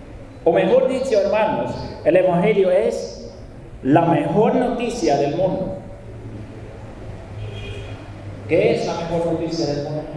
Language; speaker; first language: Spanish; non-native, fluent; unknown